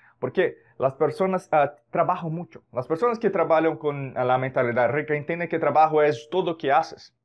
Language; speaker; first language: Spanish; non-native, fluent; Portuguese